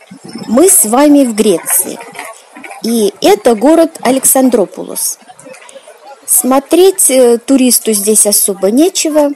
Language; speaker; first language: Russian; native; Russian